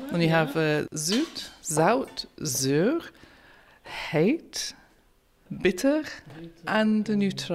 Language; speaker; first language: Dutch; non-native, learner; English